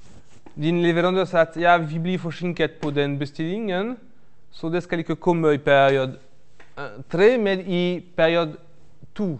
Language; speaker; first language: Norwegian; non-native, fluent; French